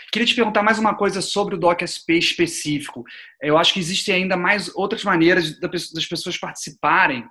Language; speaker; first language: Portuguese; native; Portuguese